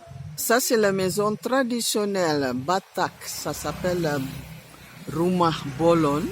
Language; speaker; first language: French; non-native, learner; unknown